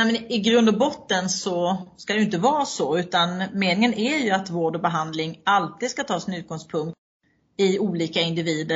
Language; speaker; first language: Swedish; native; Swedish